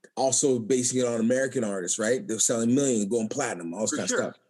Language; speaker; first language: English; native; English